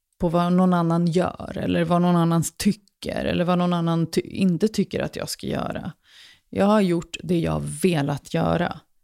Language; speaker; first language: Swedish; early bilingual, other home language; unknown